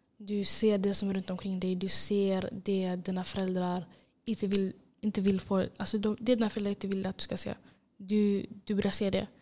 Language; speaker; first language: Swedish; early bilingual, other home language; Somali